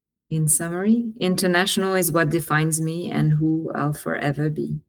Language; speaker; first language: English; non-native, fluent; French